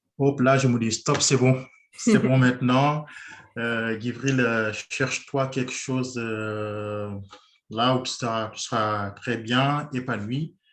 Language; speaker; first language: French; non-native, local second language; Wolof